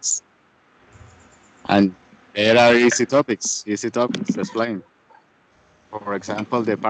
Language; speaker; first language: English; non-native, learner; Spanish